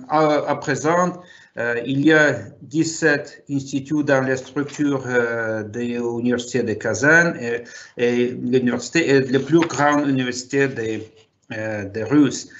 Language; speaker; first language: French; non-native, fluent; Russian